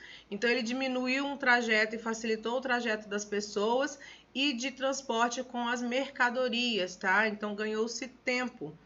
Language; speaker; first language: Portuguese; native; Portuguese